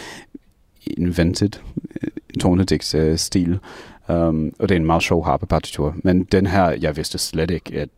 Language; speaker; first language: Danish; non-native, fluent; English